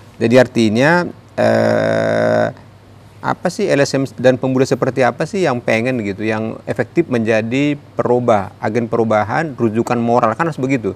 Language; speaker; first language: Indonesian; native; Indonesian